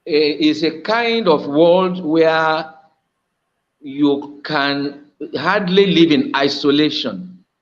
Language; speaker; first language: English; non-native, local second language; Yoruba